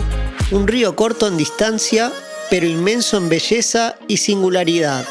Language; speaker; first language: Spanish; native; Spanish